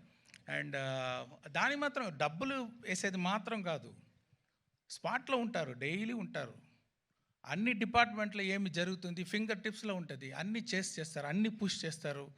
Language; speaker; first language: Telugu; non-native, fluent; Tamil